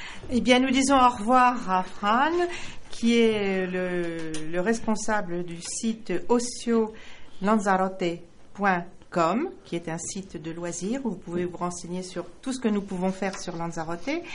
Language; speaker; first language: French; native; French